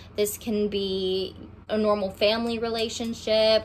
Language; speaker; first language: English; native; English